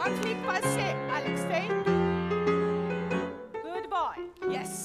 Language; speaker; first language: English; non-native, learner; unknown